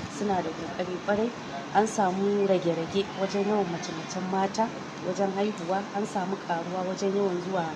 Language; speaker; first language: Hausa; native; Hausa